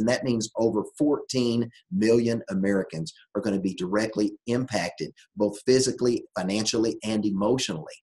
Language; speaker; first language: English; native; English